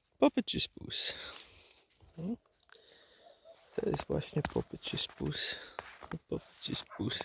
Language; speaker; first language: Polish; native; Polish